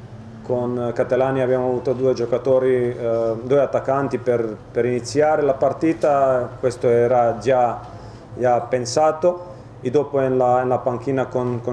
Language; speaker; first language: Italian; non-native, fluent; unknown